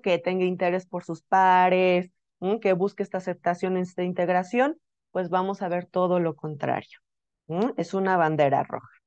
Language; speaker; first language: Spanish; native; Spanish